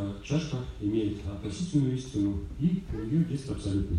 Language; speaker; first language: Russian; native; Russian